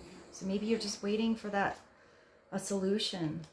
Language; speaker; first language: English; native; English